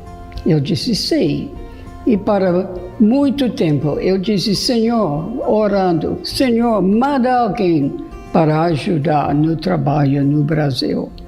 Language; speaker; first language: Portuguese; non-native, fluent; English